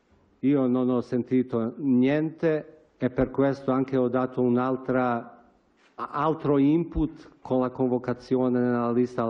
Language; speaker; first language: Italian; non-native, fluent; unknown